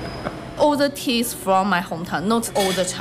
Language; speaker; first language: English; non-native, learner; Chinese